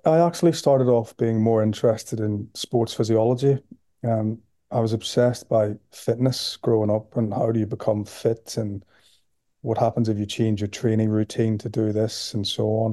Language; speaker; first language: English; native; English